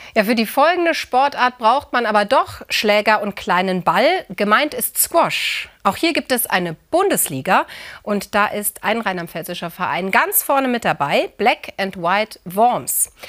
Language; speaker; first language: German; native; German